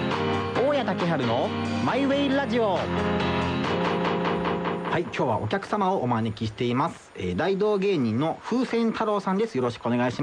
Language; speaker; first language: Japanese; native; Japanese